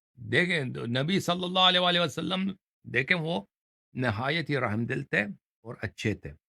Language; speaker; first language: Urdu; non-native, fluent; Persian